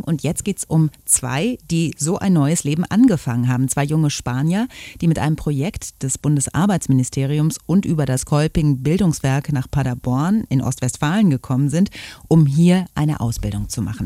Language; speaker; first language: German; native; German